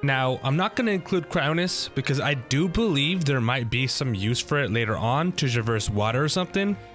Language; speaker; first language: English; native; English